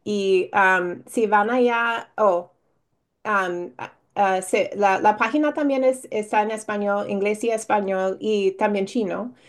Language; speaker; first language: Spanish; non-native, fluent; English